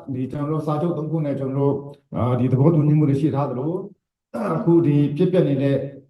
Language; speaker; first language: Burmese; non-native, local second language; Shwe Palaung